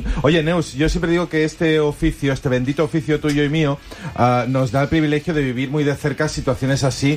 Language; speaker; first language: Spanish; native; Spanish